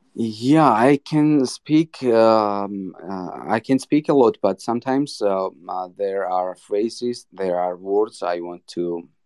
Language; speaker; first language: English; non-native, learner; Georgian